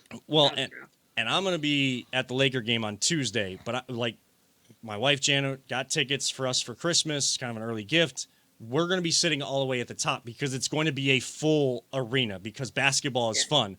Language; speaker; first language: English; native; English